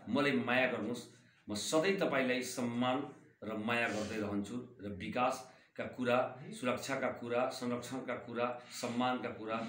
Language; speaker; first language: Nepali; non-native, local second language; Bhojpuri